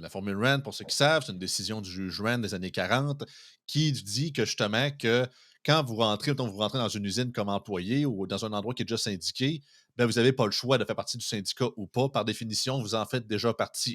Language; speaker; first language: French; native; French